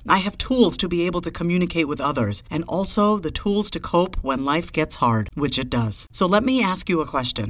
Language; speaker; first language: English; early bilingual, other home language; Hindi